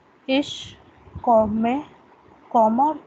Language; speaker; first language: German; non-native, learner; Hindi